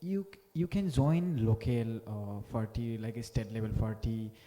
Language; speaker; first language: English; non-native, local second language; Bodo